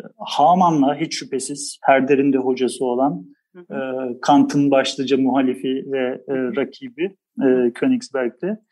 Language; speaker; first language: Turkish; native; Turkish